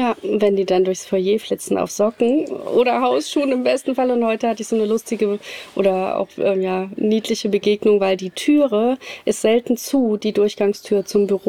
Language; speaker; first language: German; native; German